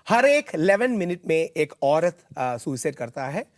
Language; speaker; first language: Hindi; non-native, local second language; Malayalam